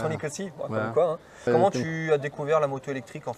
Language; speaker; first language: French; native; French